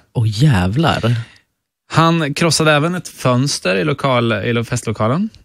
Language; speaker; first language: Swedish; native; Swedish